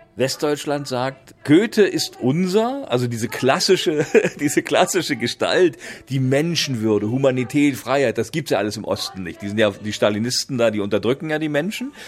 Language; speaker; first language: German; native; German